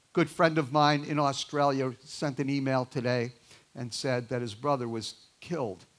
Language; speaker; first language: English; native; English